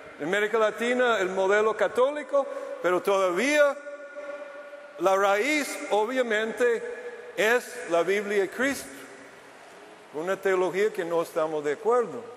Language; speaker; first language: Spanish; non-native, fluent; English